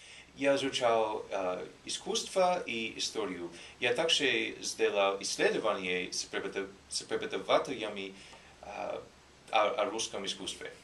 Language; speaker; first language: Russian; non-native, learner; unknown